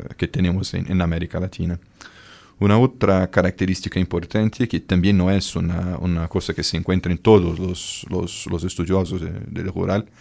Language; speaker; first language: Spanish; non-native, fluent; Portuguese